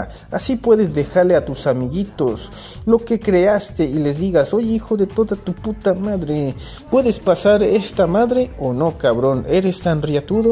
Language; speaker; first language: Spanish; native; Spanish